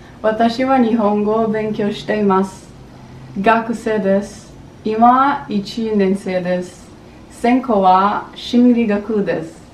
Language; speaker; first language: Japanese; non-native, learner; Portuguese